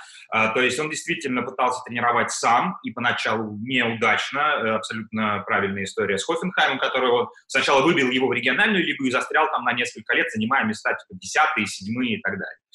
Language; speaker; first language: Russian; native; Russian